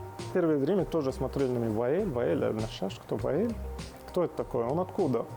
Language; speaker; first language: Russian; non-native, fluent; Arabic